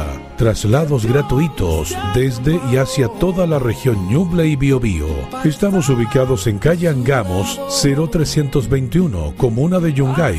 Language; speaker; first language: Spanish; native; Spanish